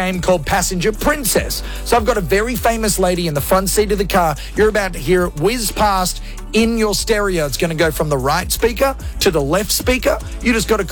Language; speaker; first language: English; native; English